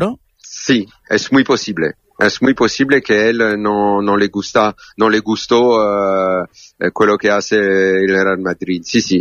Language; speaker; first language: Spanish; non-native, learner; French